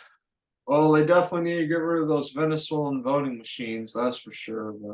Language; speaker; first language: English; native; English